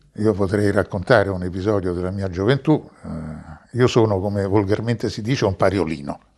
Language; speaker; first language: Italian; native; Italian